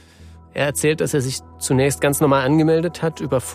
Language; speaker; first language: German; native; German